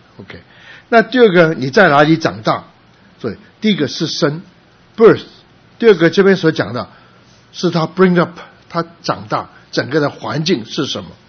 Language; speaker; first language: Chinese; early bilingual, other home language; Cantonese